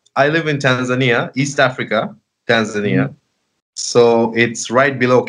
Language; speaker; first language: English; non-native, local second language; Sinhala